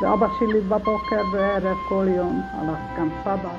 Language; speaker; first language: Hebrew; non-native, learner; Hungarian